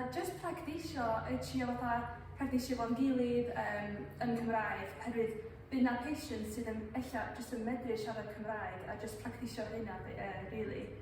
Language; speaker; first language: Welsh; non-native, local second language; English